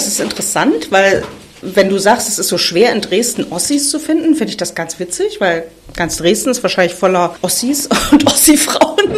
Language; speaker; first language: German; native; German